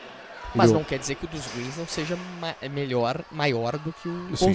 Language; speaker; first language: Portuguese; native; Portuguese